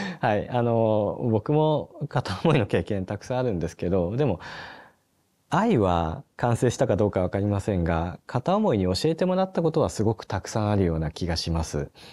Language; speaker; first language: Japanese; native; Japanese